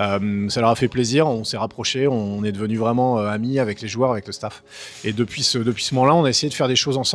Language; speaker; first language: French; native; French